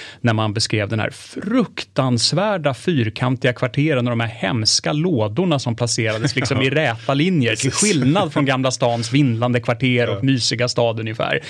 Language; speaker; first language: Swedish; native; Swedish